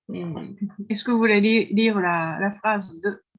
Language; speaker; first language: French; non-native, fluent; Japanese